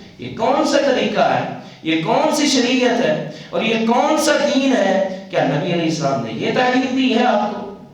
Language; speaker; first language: Urdu; non-native, local second language; Punjabi